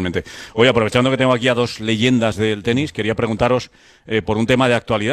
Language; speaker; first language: Spanish; native; Spanish